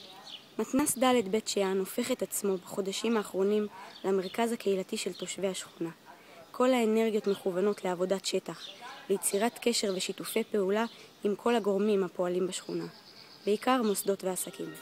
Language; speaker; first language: Hebrew; native; Hebrew